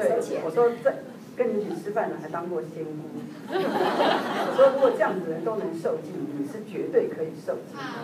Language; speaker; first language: Chinese; native; Chinese